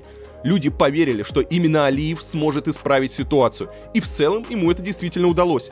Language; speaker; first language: Russian; native; Russian